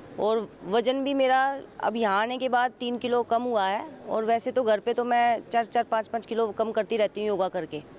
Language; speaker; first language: Hindi; native; Hindi